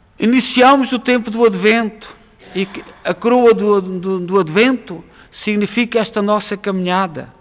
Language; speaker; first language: Portuguese; native; Portuguese